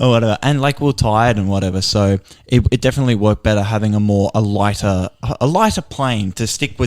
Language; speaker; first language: English; native; English